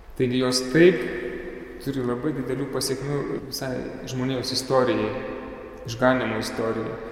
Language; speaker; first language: Lithuanian; native; Lithuanian